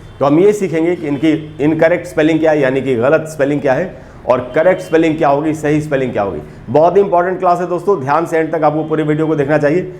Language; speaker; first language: Hindi; native; Hindi